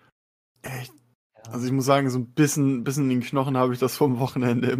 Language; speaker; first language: German; native; German